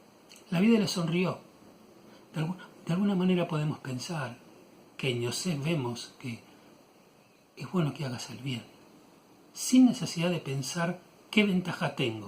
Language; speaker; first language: Spanish; native; Spanish